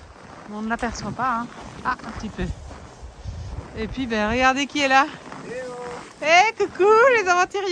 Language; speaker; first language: French; native; French